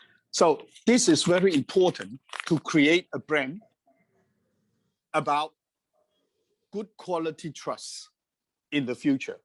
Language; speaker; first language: English; non-native, fluent; Cantonese